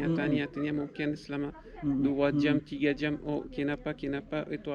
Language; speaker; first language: Indonesian; non-native, learner; Arabic